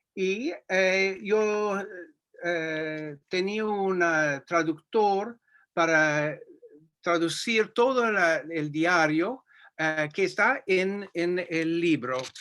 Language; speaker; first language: Spanish; non-native, fluent; English